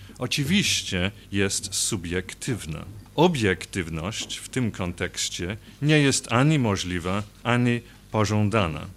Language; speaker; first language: Polish; non-native, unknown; English